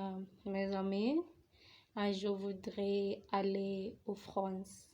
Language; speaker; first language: French; non-native, learner; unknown